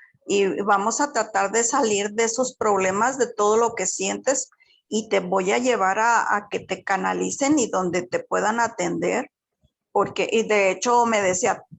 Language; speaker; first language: Spanish; native; Spanish